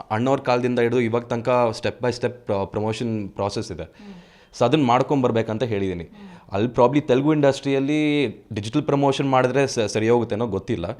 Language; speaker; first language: Kannada; native; Kannada